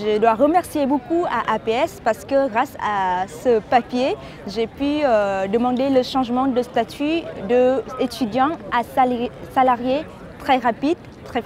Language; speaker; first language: French; non-native, fluent; Vietnamese